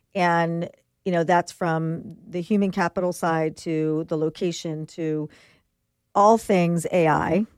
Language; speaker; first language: English; native; English